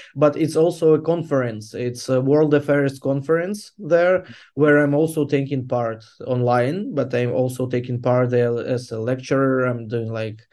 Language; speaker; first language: English; non-native, fluent; Ukrainian